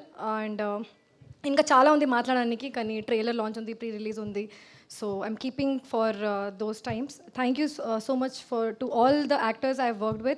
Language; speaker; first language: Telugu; non-native, learner; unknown